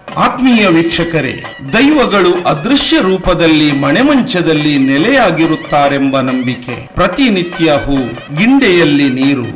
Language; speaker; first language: Kannada; non-native, local second language; Tulu